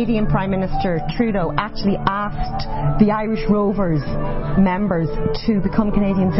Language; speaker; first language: English; native; English